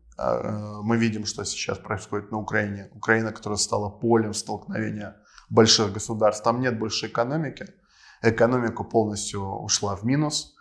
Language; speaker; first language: Russian; non-native, local second language; Armenian